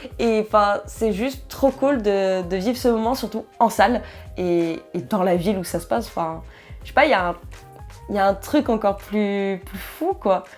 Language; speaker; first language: French; native; French